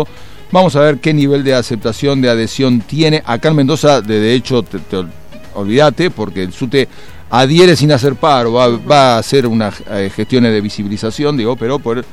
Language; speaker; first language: Spanish; native; Spanish